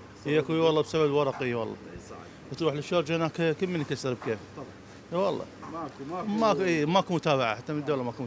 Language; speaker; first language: Arabic; native; Arabic